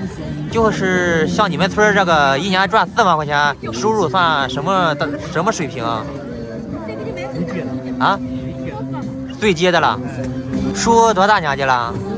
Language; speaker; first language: Chinese; native; Chinese